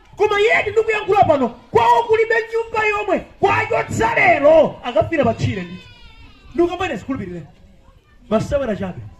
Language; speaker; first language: Nyanja; native; Nyanja